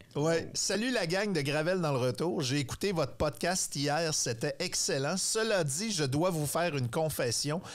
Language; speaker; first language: French; native; French